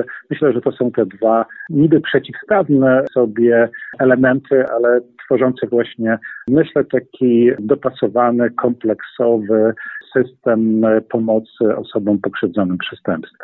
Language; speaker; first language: Polish; native; Polish